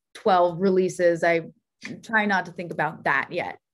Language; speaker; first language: English; native; English